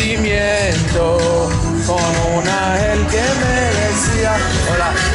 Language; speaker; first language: Spanish; non-native, learner; English